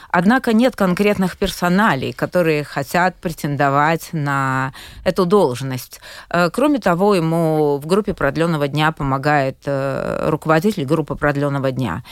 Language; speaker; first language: Russian; native; Russian